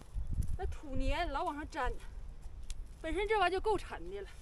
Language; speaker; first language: Chinese; native; Chinese